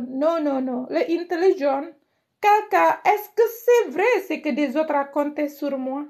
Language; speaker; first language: French; non-native, learner; Indonesian